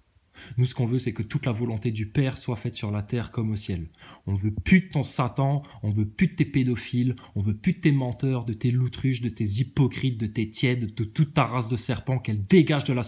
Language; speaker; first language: French; native; French